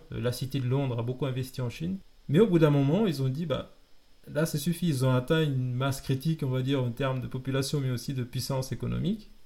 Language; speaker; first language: French; native; French